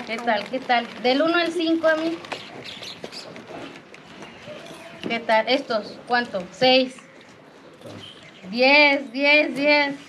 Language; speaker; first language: Spanish; native; Spanish